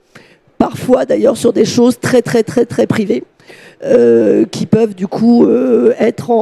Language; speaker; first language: French; native; French